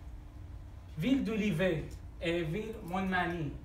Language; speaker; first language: French; non-native, learner; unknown